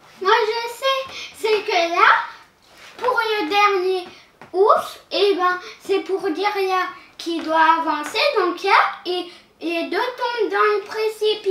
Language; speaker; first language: French; native; French